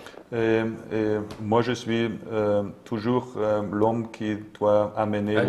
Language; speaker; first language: French; non-native, learner; German